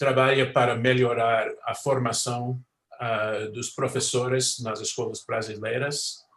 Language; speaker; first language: Portuguese; non-native, fluent; English